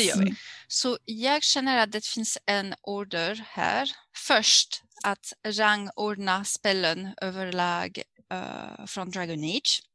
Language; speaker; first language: Swedish; non-native, fluent; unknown